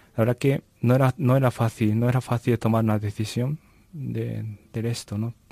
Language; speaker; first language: Spanish; non-native, fluent; Japanese